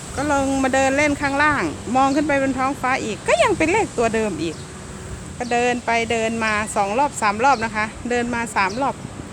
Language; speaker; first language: Thai; non-native, local second language; Northeastern Thai